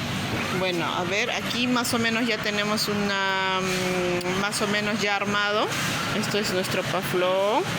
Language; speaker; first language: Spanish; native; Spanish